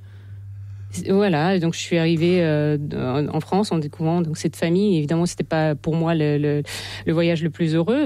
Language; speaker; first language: French; non-native, fluent; Russian